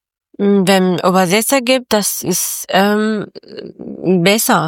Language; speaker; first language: German; non-native, learner; Persian